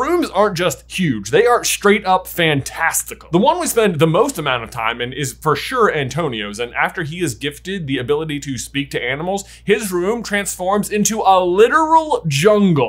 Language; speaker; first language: English; native; English